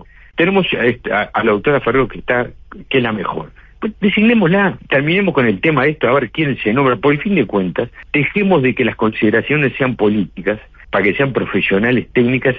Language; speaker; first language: Spanish; native; Spanish